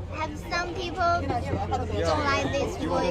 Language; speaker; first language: English; non-native, learner; Chinese